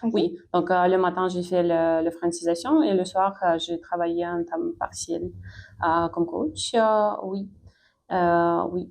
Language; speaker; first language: French; non-native, fluent; Ukrainian